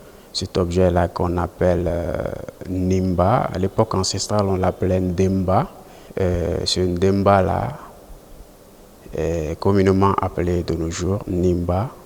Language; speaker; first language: French; non-native, local second language; Susu